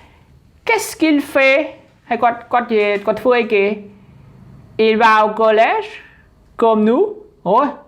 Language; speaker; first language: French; non-native, learner; Khmer